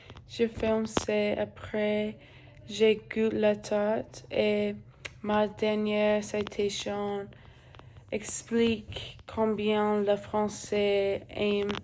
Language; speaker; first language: French; non-native, learner; English